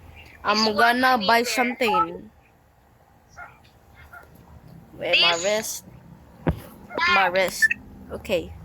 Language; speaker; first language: English; non-native, local second language; Filipino